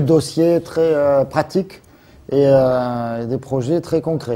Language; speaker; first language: French; native; French